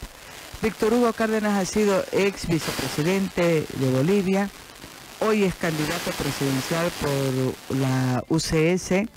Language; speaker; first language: Spanish; native; Spanish